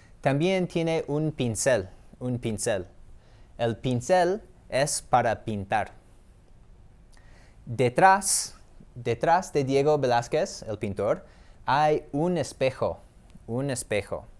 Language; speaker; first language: Spanish; non-native, fluent; English